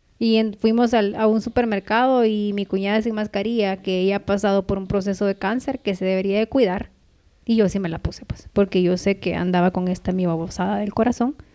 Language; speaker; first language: Spanish; native; Spanish